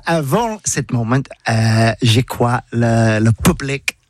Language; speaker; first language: French; non-native, learner; English